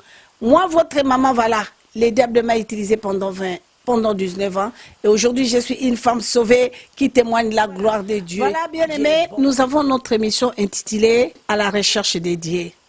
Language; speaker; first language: French; non-native, local second language; Lingala